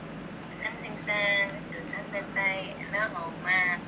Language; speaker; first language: Cantonese; non-native, learner; Indonesian